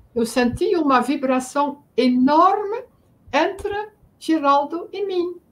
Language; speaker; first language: Portuguese; non-native, fluent; Dutch